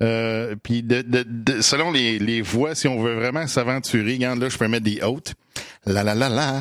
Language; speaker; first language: French; native; French